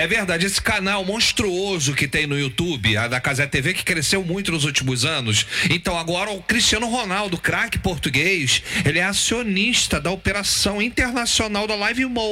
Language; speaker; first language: Portuguese; native; Portuguese